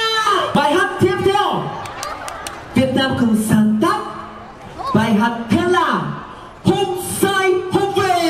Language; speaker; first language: Vietnamese; non-native, learner; Japanese